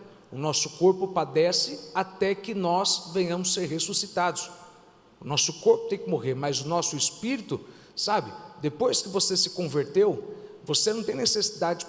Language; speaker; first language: Portuguese; native; Portuguese